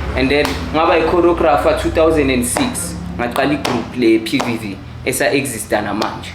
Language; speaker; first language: Zulu; native; Zulu